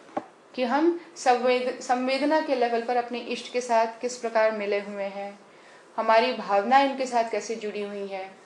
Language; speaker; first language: Hindi; native; Hindi